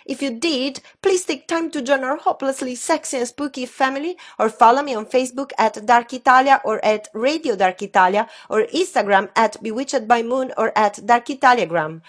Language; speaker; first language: English; non-native, fluent; Italian